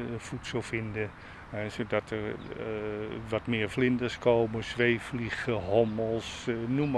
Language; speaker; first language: Dutch; native; Dutch